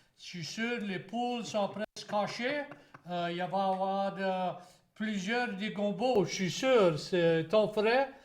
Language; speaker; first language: French; native; French